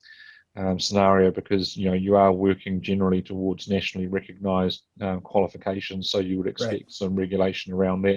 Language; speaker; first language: English; native; English